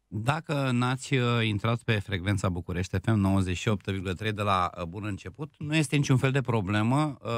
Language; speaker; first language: Romanian; native; Romanian